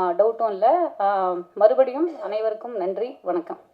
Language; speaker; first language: Tamil; native; Tamil